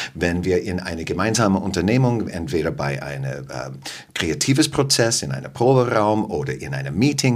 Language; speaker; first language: German; non-native, fluent; English